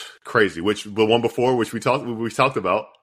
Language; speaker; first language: English; native; English